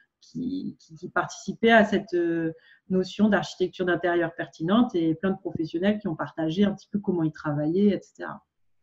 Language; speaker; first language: French; native; French